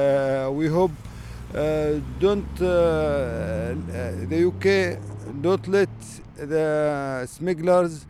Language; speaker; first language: English; non-native, learner; Arabic